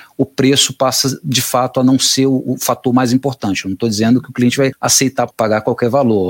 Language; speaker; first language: Portuguese; native; Portuguese